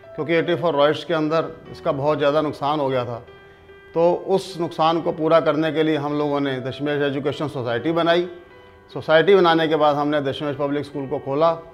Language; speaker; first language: Urdu; non-native, local second language; Punjabi